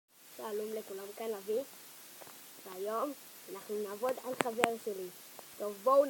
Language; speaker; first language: Hebrew; native; Hebrew